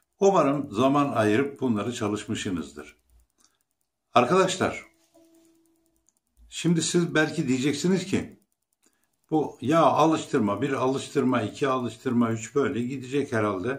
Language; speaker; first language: Turkish; native; Turkish